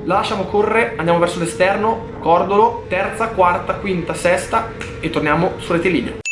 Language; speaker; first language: Italian; native; Italian